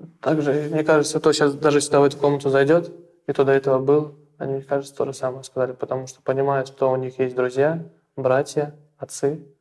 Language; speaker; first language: Russian; native; Russian